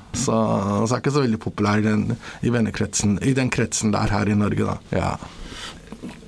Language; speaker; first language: Norwegian; early bilingual, other home language; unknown